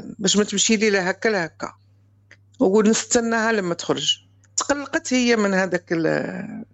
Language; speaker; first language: Arabic; native; Arabic